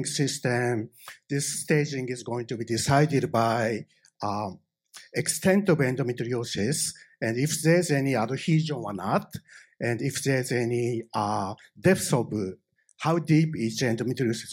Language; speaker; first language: English; non-native, fluent; Japanese